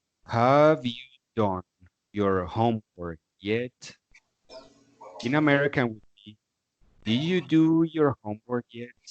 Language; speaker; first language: English; non-native, fluent; Spanish